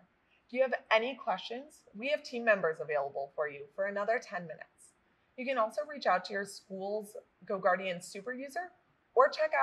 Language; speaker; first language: English; native; English